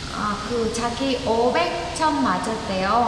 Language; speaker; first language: Korean; non-native, learner; Vietnamese